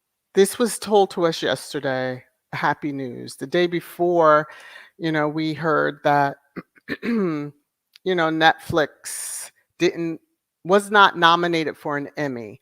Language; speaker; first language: English; native; English